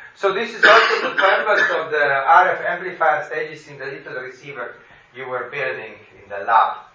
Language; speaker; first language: English; non-native, fluent; Slovenian